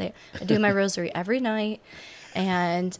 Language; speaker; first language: English; native; English